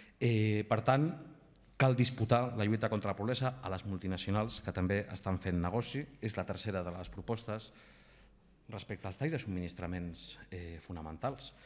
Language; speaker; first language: Catalan; non-native, local second language; Spanish